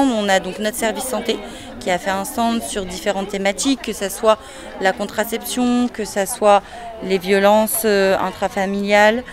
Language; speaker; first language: French; native; French